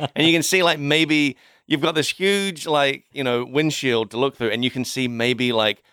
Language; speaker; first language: English; native; English